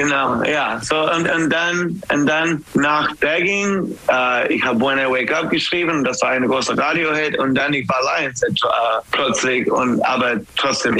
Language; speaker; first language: German; non-native, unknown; English